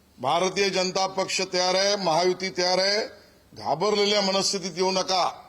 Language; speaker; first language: Marathi; native; Marathi